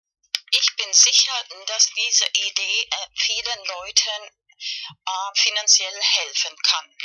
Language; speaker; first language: German; non-native, fluent; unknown